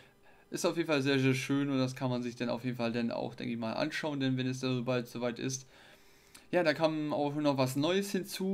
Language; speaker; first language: German; native; German